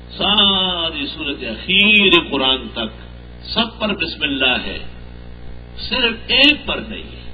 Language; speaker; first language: Urdu; non-native, local second language; Pashto